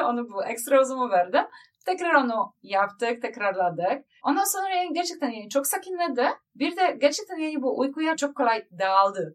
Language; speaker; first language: Turkish; non-native, learner; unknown